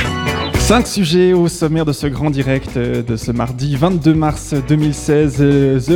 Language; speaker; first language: French; native; French